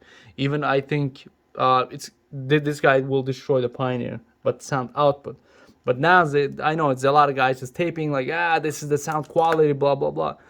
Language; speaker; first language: English; non-native, local second language; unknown